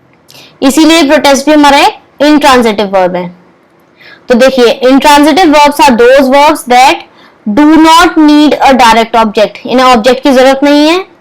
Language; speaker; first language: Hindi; native; Hindi